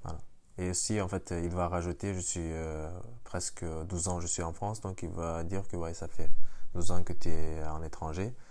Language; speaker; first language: French; non-native, fluent; Uyghur